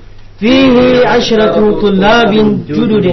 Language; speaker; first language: Arabic; non-native, learner; Indonesian